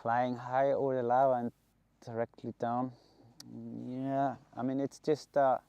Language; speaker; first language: English; non-native, fluent; Icelandic